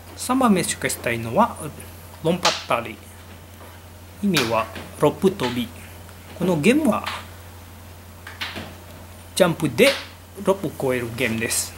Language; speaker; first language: Japanese; non-native, learner; Indonesian